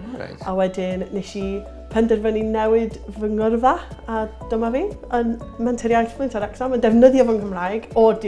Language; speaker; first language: Welsh; non-native, local second language; English